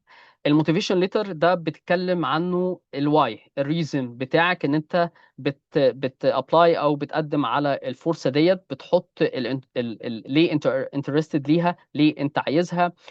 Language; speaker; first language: Arabic; native; Arabic